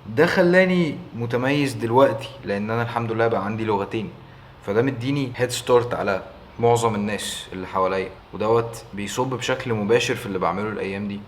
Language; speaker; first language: Egyptian Arabic; early bilingual, heritage; Arabic